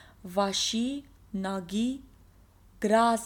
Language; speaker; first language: Russian; non-native, learner; English